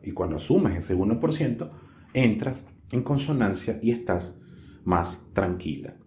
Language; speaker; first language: Spanish; native; Spanish